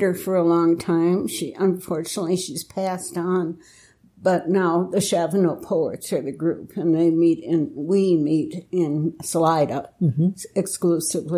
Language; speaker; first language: English; native; English